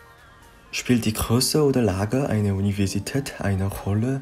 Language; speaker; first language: German; non-native, learner; Korean